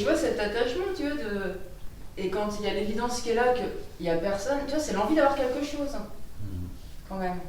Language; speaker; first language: French; native; French